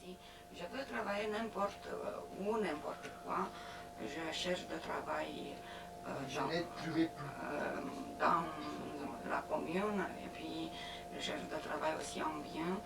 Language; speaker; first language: French; non-native, fluent; Romanian